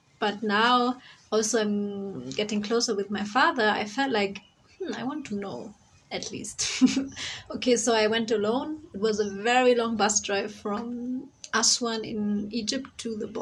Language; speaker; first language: English; non-native, fluent; German